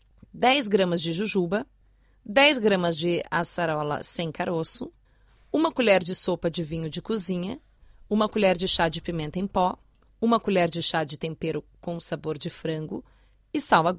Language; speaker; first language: Portuguese; native; Portuguese